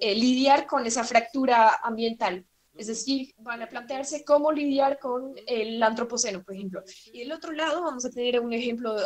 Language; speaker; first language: Spanish; non-native, fluent; French